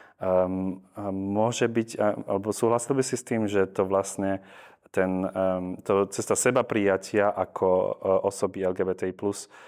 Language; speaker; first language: Slovak; native; Slovak